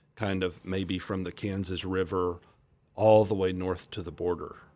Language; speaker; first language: English; native; English